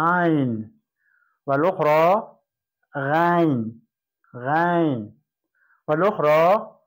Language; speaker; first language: Arabic; non-native, fluent; Persian